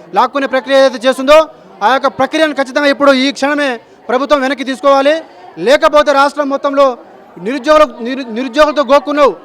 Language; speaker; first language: Telugu; non-native, local second language; Lambadi